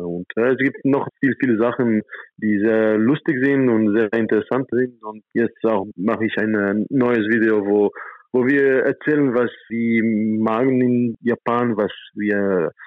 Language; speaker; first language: German; non-native, fluent; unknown